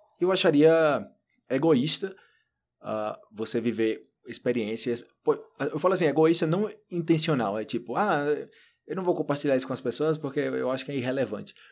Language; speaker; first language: Portuguese; native; Portuguese